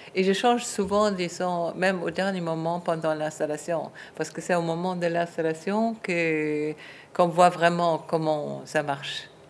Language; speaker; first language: French; non-native, fluent; German